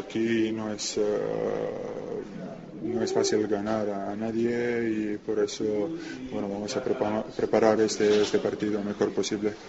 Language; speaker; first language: Spanish; non-native, learner; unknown